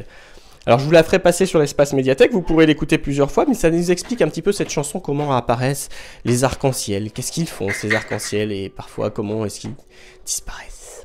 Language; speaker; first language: French; native; French